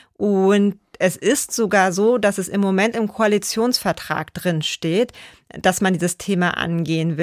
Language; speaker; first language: German; native; German